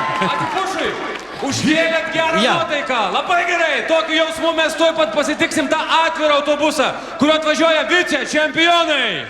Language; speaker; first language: Lithuanian; native; Lithuanian